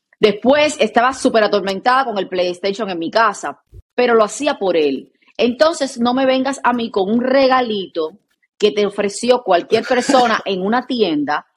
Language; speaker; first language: Spanish; native; Spanish